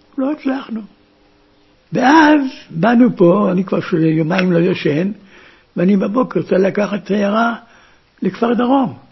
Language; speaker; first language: Hebrew; early bilingual, other home language; German